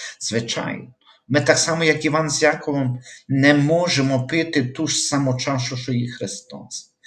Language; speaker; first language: Ukrainian; native; Ukrainian